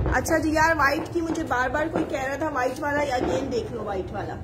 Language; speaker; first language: Urdu; native; Urdu